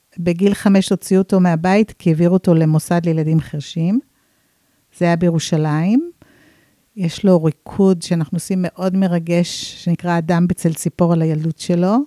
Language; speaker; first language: Hebrew; non-native, fluent; English